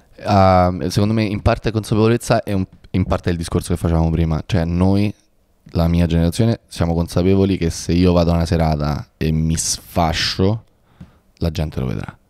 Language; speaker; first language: Italian; native; Italian